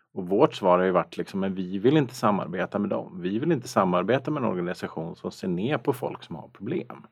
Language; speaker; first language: Swedish; native; Swedish